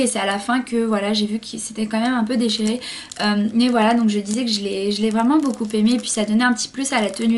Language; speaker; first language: French; native; French